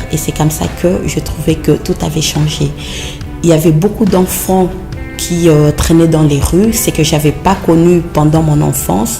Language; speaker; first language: French; non-native, local second language; Swahili